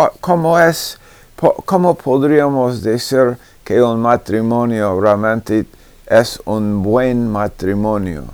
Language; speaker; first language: Spanish; non-native, fluent; English